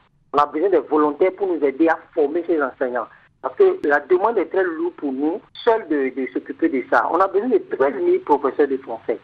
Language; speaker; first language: French; non-native, fluent; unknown